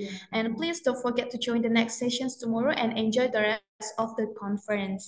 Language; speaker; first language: English; non-native, fluent; Indonesian